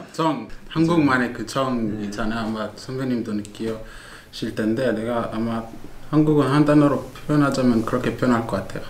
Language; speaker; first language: Korean; non-native, fluent; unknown